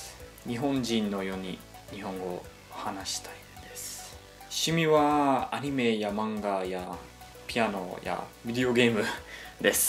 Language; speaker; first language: Japanese; non-native, learner; English